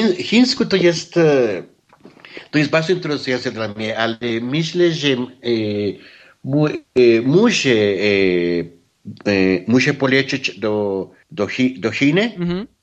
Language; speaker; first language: Polish; non-native, learner; Spanish